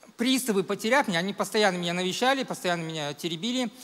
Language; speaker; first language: Russian; native; Russian